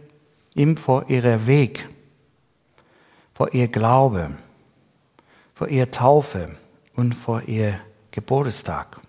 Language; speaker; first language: German; non-native, learner; Persian